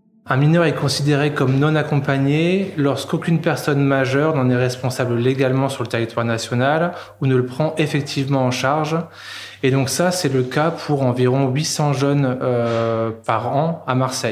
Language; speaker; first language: French; native; French